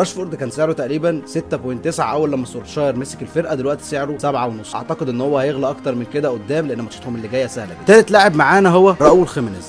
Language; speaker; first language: Arabic; native; Arabic